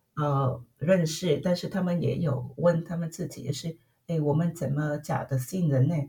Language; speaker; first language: Chinese; non-native, fluent; Vietnamese